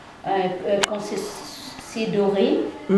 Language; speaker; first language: French; non-native, fluent; Nepali